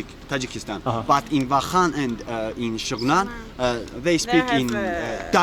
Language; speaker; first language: English; non-native, learner; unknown